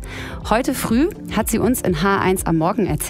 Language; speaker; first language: German; native; German